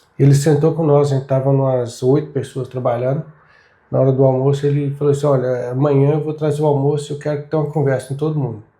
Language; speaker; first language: Portuguese; native; Portuguese